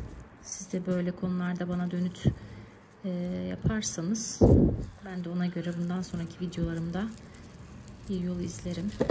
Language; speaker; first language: Turkish; native; Turkish